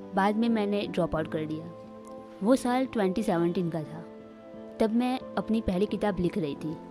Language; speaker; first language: Hindi; non-native, local second language; Marathi